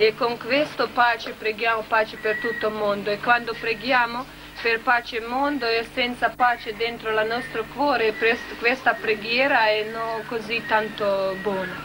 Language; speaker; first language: Italian; non-native, learner; Croatian